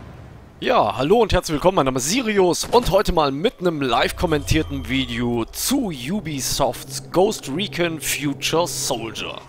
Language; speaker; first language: German; native; German